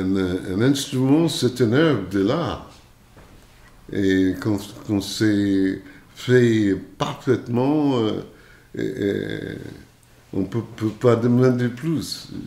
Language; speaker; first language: French; non-native, fluent; English